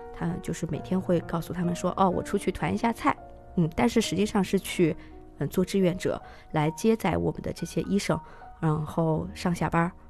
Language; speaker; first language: Chinese; native; Chinese